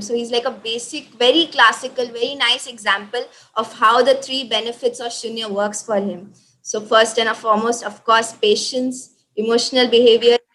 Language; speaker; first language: English; non-native, local second language; Hindi